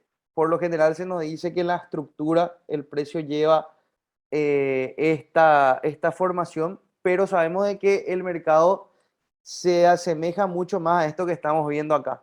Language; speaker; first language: Spanish; native; Spanish